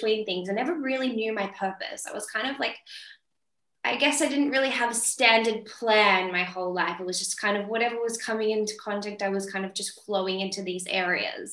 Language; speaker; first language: English; native; English